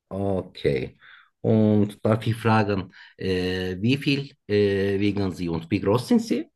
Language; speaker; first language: German; non-native, learner; Turkish